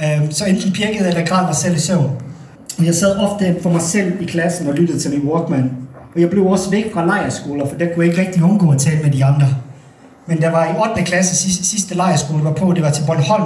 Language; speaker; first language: Danish; non-native, fluent; Bosnian